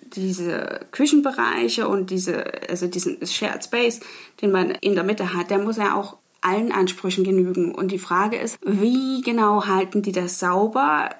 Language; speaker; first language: German; native; German